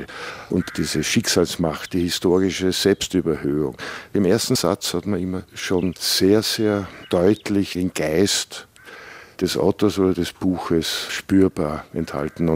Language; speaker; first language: German; native; German